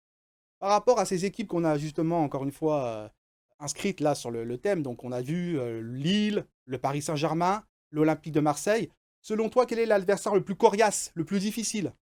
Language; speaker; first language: French; native; French